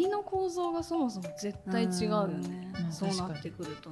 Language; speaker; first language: Japanese; native; Japanese